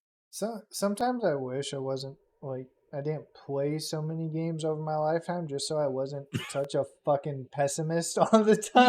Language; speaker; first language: English; native; English